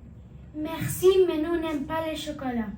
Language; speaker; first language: French; non-native, learner; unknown